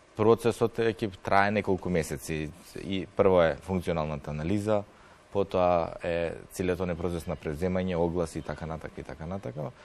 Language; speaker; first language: Macedonian; native; Macedonian